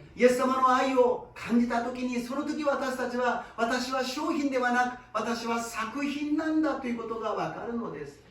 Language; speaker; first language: Japanese; non-native, fluent; Korean